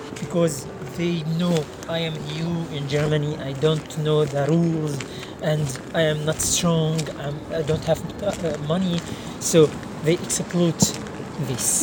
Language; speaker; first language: English; non-native, learner; Arabic